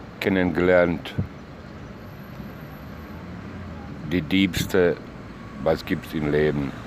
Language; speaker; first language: German; non-native, learner; Bosnian